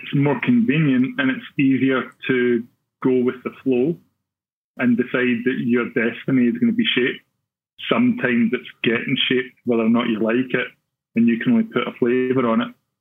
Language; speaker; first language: English; native; English